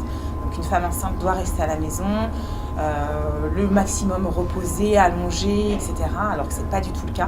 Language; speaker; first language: French; native; French